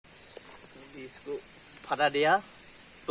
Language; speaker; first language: Hindi; non-native, local second language; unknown